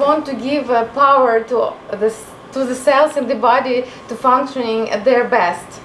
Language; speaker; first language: English; non-native, fluent; Ukrainian